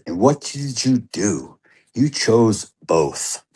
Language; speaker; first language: English; native; English